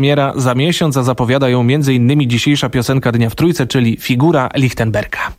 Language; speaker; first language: Polish; native; Polish